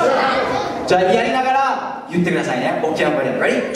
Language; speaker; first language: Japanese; native; Japanese